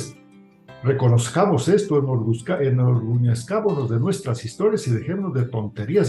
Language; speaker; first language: Spanish; native; Spanish